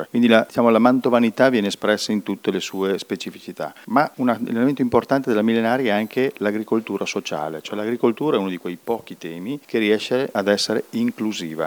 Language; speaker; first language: Italian; native; Italian